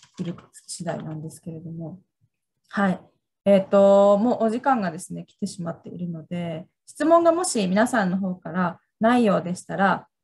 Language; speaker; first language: Japanese; native; Japanese